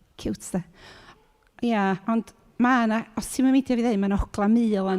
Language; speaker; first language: Welsh; native; Welsh